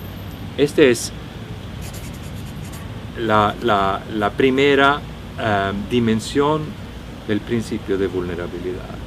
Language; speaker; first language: Spanish; non-native, fluent; Norwegian